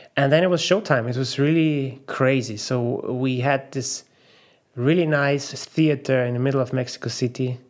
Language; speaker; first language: English; non-native, fluent; German